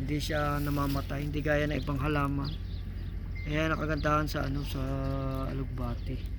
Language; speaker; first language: Filipino; native; Filipino